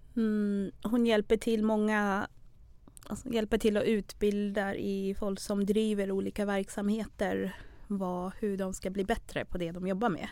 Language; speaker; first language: Swedish; early bilingual, other home language; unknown